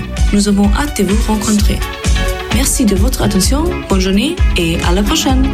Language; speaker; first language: French; non-native, fluent; German